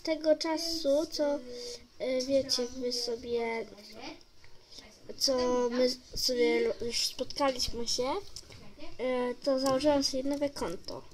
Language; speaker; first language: Polish; native; Polish